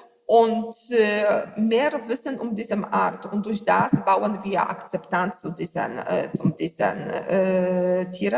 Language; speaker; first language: German; non-native, learner; Polish